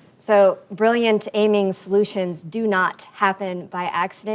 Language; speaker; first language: English; native; English